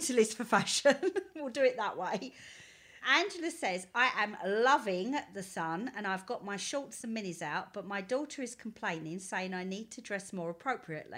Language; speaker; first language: English; native; English